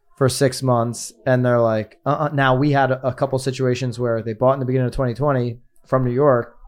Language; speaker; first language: English; native; English